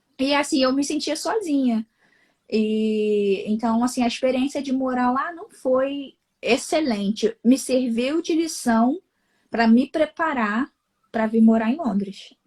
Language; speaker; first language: Portuguese; native; Portuguese